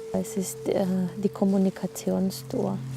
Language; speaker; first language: German; non-native, learner; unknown